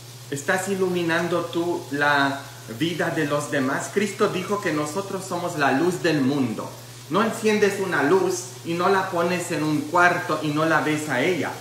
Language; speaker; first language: Spanish; non-native, fluent; Polish